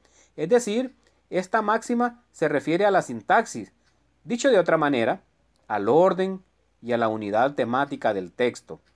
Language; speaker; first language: Spanish; native; Spanish